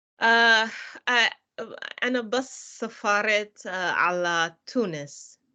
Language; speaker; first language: Arabic; non-native, learner; English